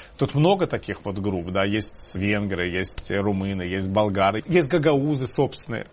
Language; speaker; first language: Russian; native; Russian